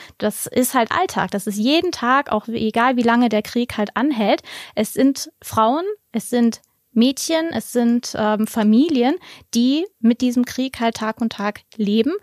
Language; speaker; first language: German; native; German